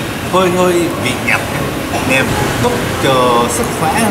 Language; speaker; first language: Vietnamese; non-native, learner; Japanese